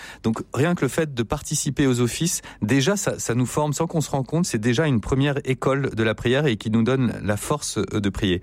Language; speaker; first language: French; native; French